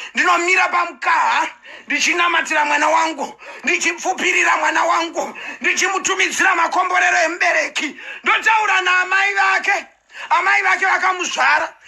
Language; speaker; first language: Shona; native; Shona